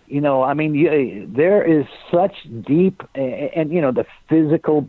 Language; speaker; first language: English; native; English